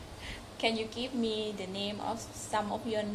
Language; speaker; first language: English; non-native, local second language; Thai